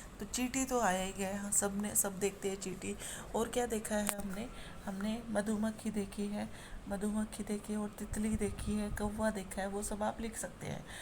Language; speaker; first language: Hindi; native; Hindi